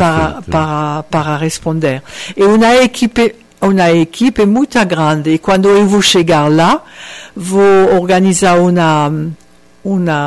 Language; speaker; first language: Portuguese; non-native, fluent; French